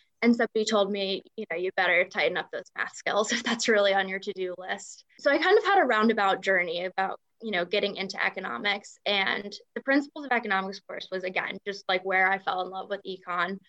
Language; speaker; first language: English; native; English